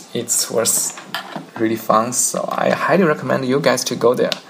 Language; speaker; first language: English; non-native, fluent; Chinese